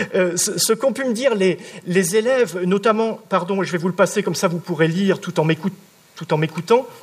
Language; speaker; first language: French; native; French